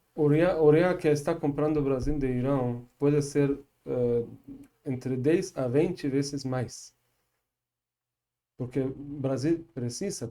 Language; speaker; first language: Portuguese; non-native, learner; Persian